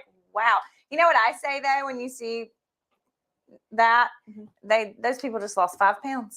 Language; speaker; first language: English; native; English